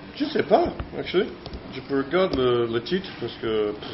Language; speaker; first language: French; non-native, learner; English